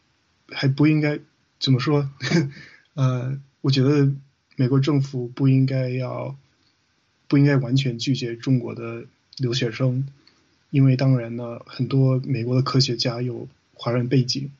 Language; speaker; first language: Chinese; non-native, fluent; English